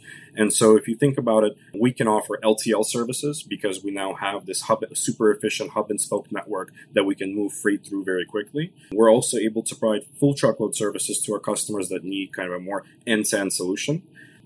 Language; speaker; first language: English; early bilingual, other home language; Russian